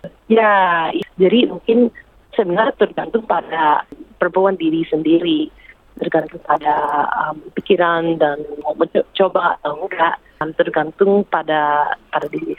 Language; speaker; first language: Indonesian; early bilingual, heritage; English